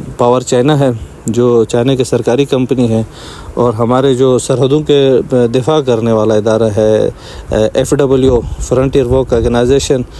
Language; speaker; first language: Urdu; non-native, local second language; Shina